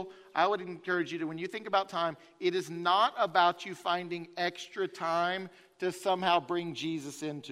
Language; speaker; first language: English; native; English